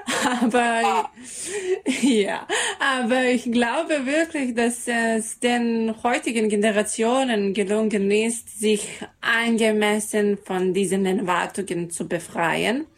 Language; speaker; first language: German; non-native, learner; Serbian